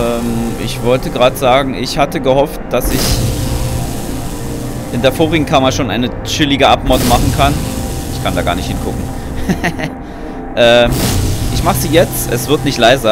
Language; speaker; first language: German; native; German